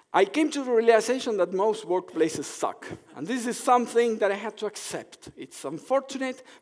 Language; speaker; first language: English; non-native, fluent; Spanish